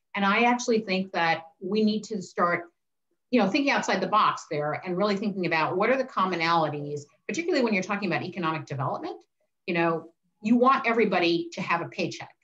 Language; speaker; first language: English; native; English